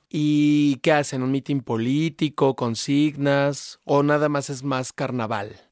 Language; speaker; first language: Spanish; native; Spanish